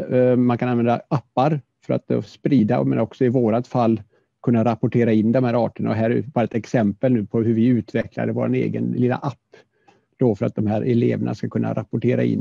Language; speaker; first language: Swedish; native; Swedish